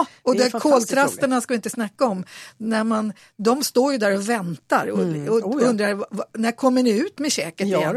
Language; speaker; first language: Swedish; native; Swedish